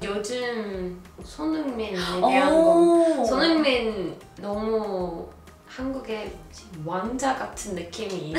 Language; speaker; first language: Korean; non-native, fluent; English